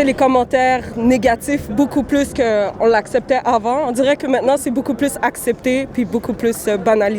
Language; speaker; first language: French; native; French